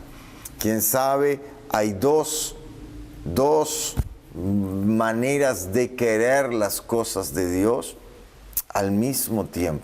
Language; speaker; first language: Spanish; native; Spanish